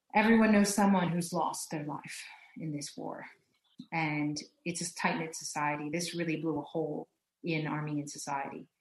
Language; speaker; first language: English; early bilingual, other home language; Turkish